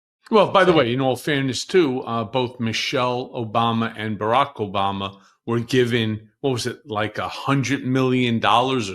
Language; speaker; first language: English; native; English